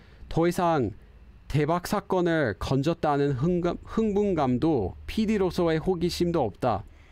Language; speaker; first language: Korean; non-native, fluent; English